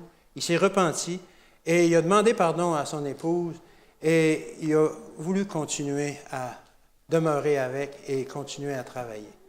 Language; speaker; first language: French; native; French